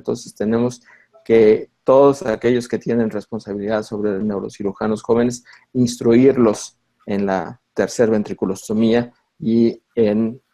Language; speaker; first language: Spanish; native; Spanish